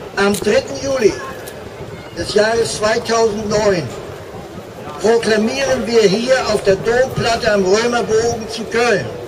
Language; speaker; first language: German; native; German